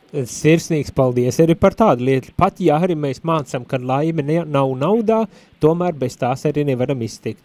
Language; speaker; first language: Latvian; native; Latvian